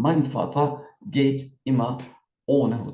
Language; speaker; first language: German; non-native, fluent; Turkish